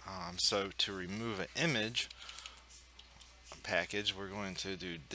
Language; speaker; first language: English; native; English